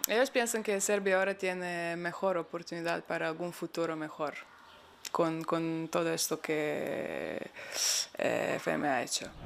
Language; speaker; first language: Spanish; non-native, fluent; Serbian